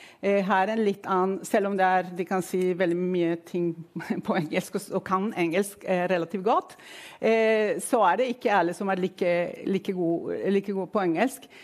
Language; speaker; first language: Norwegian; non-native, fluent; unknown